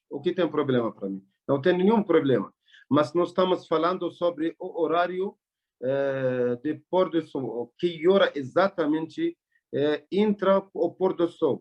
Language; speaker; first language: Portuguese; non-native, learner; Arabic